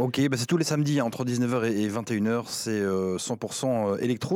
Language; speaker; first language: French; native; French